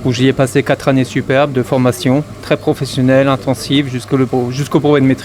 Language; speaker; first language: French; native; French